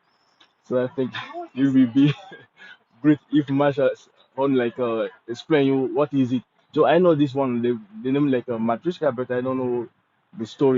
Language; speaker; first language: English; non-native, learner; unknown